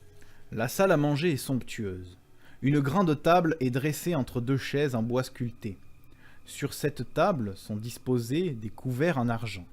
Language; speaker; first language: French; native; French